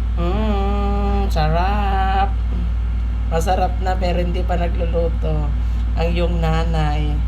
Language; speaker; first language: Filipino; native; Filipino